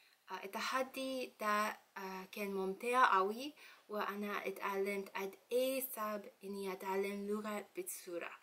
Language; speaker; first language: Arabic; non-native, learner; English